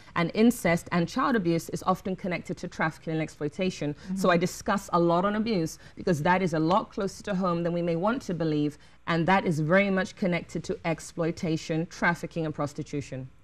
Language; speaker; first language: English; native; English